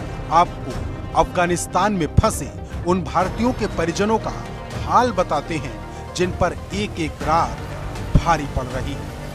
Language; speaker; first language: Hindi; native; Hindi